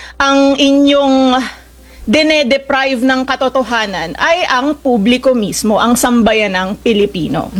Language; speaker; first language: Filipino; native; Filipino